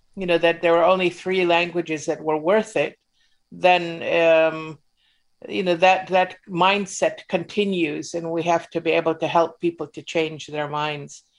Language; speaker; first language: English; native; English